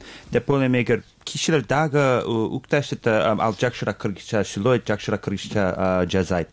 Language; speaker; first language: Kyrgyz; non-native, learner; English